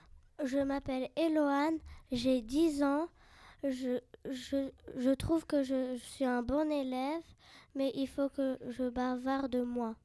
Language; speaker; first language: French; non-native, learner; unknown